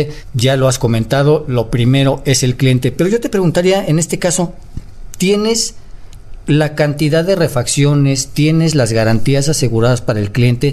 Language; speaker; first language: Spanish; native; Spanish